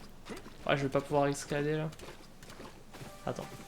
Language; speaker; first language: French; native; French